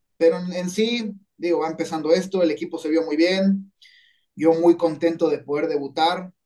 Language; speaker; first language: Spanish; native; Spanish